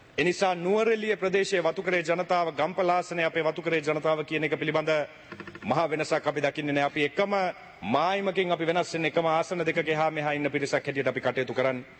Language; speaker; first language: Sinhala; native; Sinhala